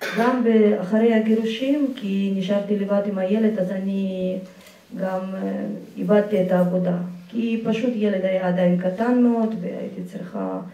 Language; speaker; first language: Hebrew; non-native, fluent; Russian